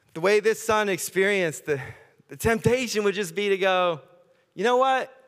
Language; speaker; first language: English; native; English